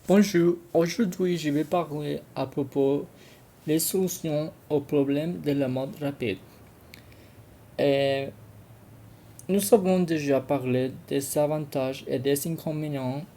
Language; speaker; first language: French; non-native, learner; Spanish